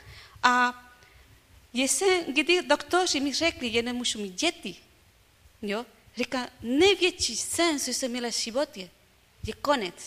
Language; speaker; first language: Czech; non-native, learner; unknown